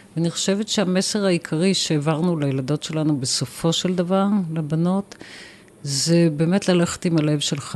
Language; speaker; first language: Hebrew; native; Hebrew